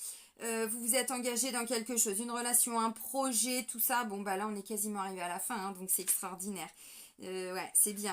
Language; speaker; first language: French; native; French